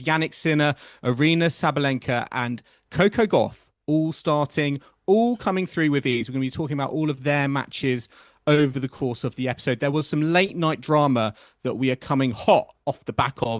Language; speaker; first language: English; native; English